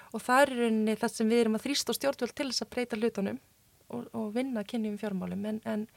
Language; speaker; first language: Icelandic; native; Icelandic